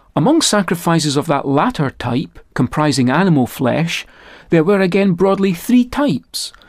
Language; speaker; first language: English; native; English